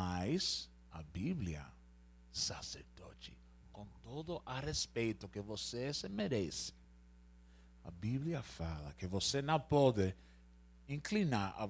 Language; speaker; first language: Portuguese; non-native, learner; Spanish